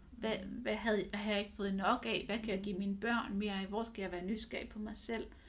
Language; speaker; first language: Danish; non-native, fluent; English